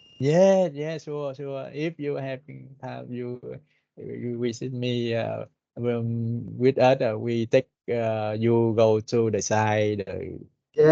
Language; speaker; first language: English; non-native, learner; Vietnamese